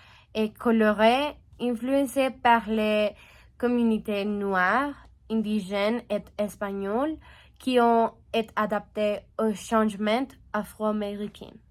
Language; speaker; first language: French; non-native, learner; Spanish